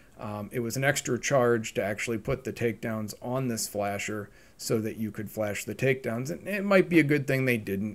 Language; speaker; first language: English; native; English